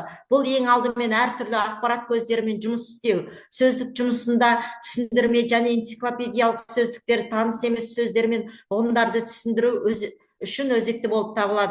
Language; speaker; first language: Kazakh; native; Kazakh